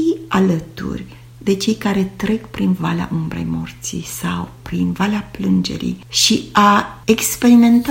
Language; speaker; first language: Romanian; native; Romanian